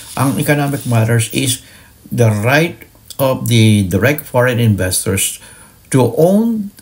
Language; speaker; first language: English; non-native, local second language; Filipino